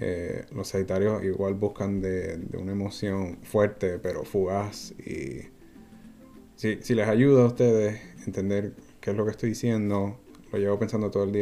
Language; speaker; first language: Spanish; native; Spanish